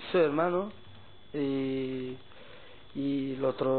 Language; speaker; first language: Spanish; non-native, learner; Arabic